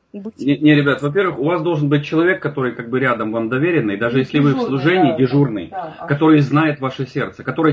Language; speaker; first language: Russian; native; Russian